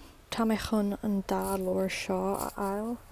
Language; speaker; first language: Irish; non-native, learner; English